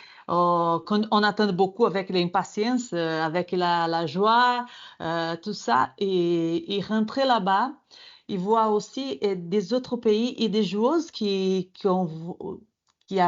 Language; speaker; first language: French; non-native, fluent; Portuguese